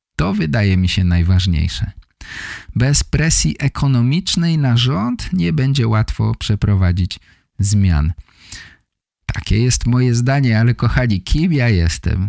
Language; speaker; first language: Polish; native; Polish